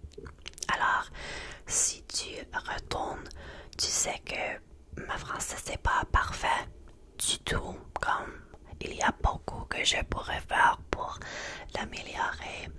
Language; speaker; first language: French; non-native, learner; English